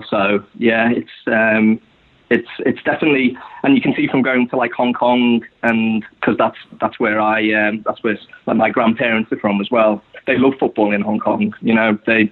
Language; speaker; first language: English; native; English